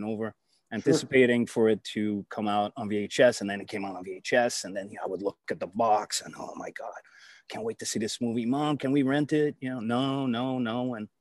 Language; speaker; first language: English; native; English